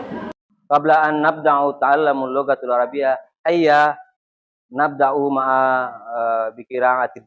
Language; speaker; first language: Arabic; non-native, fluent; Indonesian